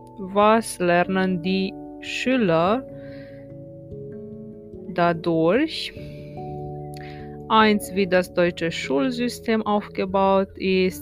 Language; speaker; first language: German; non-native, fluent; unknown